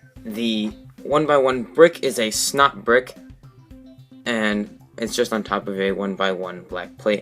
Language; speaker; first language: English; native; English